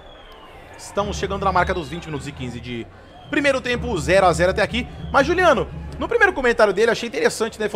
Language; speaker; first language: Portuguese; native; Portuguese